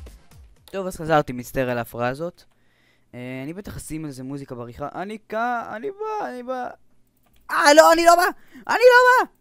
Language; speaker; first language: Hebrew; native; Hebrew